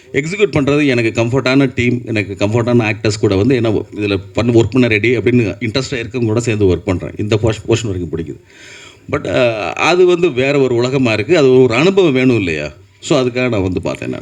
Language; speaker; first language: Tamil; native; Tamil